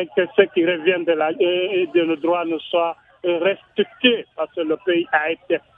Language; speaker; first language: French; non-native, local second language; Susu